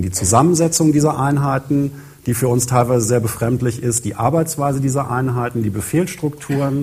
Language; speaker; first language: German; native; German